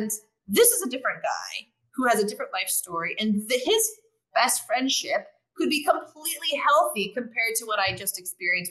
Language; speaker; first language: English; native; English